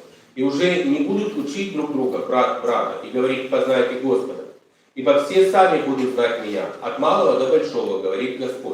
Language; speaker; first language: Russian; native; Russian